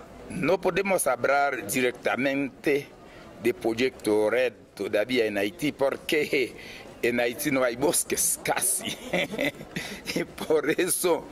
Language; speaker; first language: Spanish; non-native, fluent; Haitian Creole